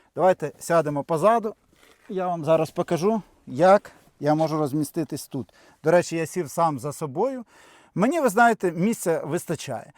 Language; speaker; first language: Ukrainian; non-native, local second language; Russian